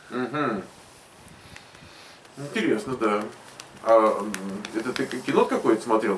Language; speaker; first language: Russian; native; Russian